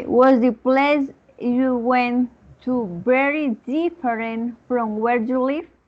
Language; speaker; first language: English; non-native, learner; Spanish